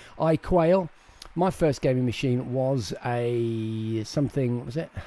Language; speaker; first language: English; native; English